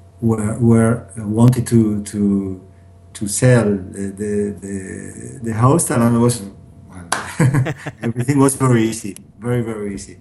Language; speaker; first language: English; non-native, learner; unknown